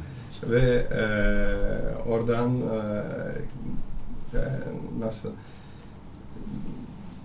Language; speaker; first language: Turkish; non-native, learner; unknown